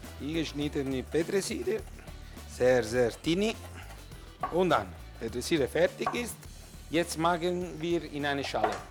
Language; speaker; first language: German; non-native, learner; Italian